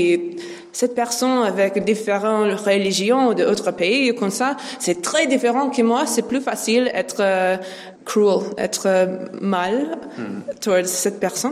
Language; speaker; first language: French; non-native, learner; English